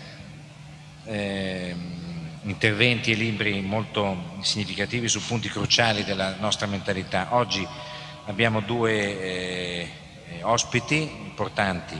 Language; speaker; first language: Italian; native; Italian